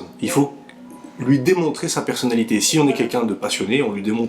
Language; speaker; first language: French; native; French